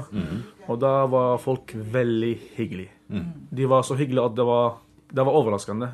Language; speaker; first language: Norwegian; early bilingual, other home language; Arabic